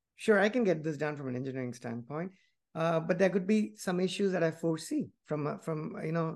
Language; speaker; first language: English; non-native, local second language; Tamil